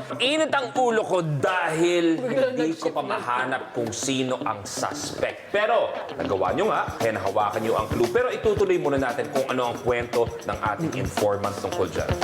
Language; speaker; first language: Filipino; native; Filipino